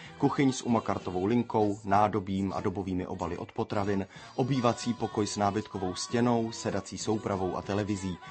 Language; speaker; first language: Czech; native; Czech